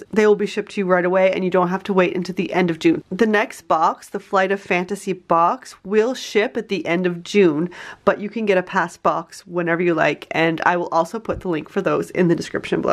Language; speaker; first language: English; native; English